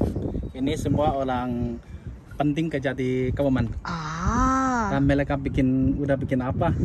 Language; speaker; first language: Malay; non-native, learner; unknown